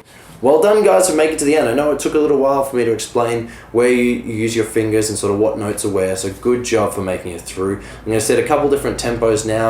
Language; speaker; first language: English; native; English